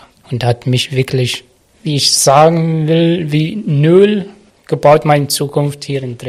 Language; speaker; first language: German; non-native, learner; Arabic